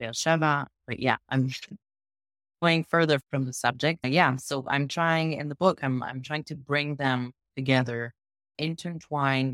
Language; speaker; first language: English; non-native, fluent; French